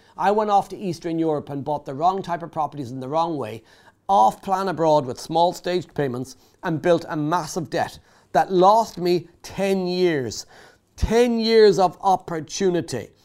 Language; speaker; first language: English; native; English